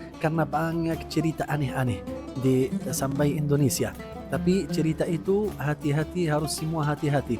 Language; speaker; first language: Indonesian; non-native, fluent; Arabic